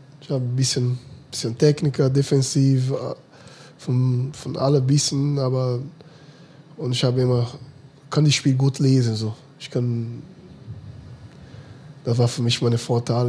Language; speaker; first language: German; non-native, fluent; Portuguese